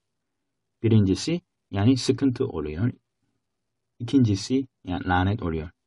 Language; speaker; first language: Turkish; non-native, fluent; Korean